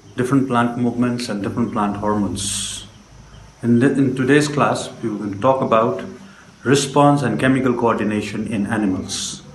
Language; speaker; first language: English; non-native, local second language; Nepali